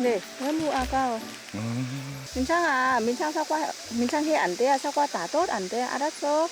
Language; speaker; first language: Korean; non-native, learner; Vietnamese